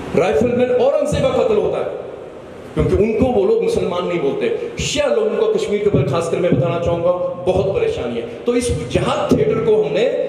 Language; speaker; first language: Urdu; non-native, local second language; Kashmiri